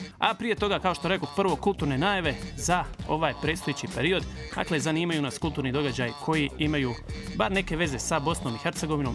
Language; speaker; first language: Croatian; early bilingual, heritage; Bosnian